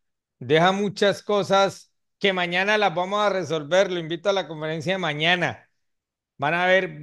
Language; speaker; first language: Spanish; native; Spanish